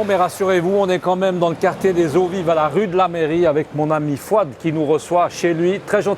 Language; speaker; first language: French; native; French